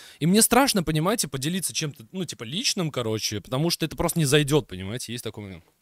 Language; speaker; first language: Russian; native; Russian